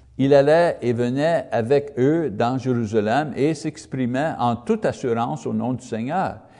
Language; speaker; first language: French; non-native, learner; English